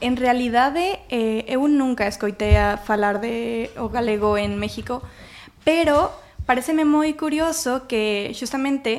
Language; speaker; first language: Galician; non-native, learner; Spanish